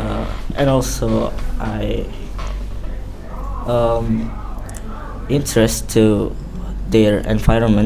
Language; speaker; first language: English; non-native, learner; Indonesian